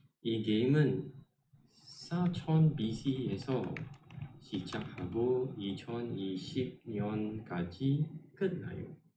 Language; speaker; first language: Korean; non-native, learner; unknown